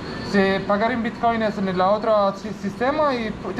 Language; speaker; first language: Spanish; non-native, learner; Italian